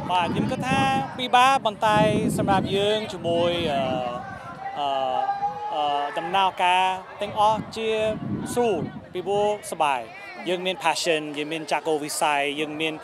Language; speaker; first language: Khmer; early bilingual, heritage; Khmer